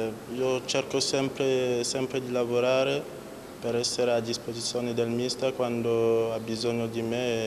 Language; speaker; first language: Italian; non-native, fluent; French